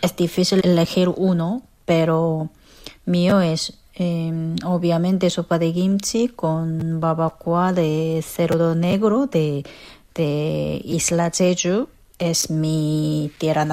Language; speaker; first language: Spanish; non-native, fluent; Korean